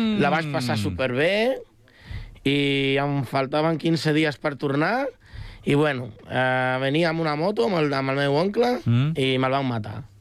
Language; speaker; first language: Catalan; early bilingual, other home language; Spanish